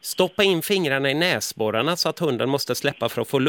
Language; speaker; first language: Swedish; native; Swedish